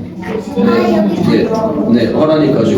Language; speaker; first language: Korean; non-native, learner; Arabic